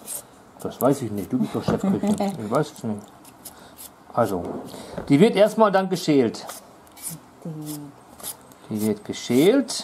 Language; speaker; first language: German; native; German